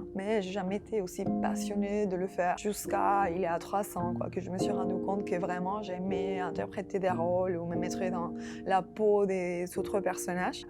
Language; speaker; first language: French; non-native, fluent; Spanish